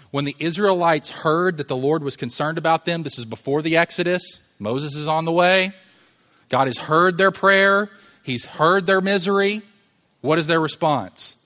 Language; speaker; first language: English; native; English